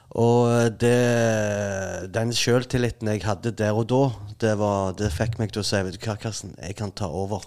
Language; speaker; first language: Norwegian; non-native, fluent; Arabic